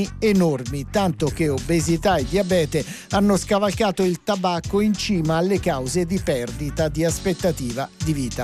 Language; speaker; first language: Italian; native; Italian